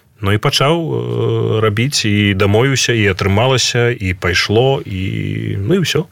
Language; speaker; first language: Belarusian; native; Belarusian